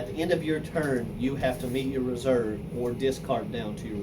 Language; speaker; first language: English; native; English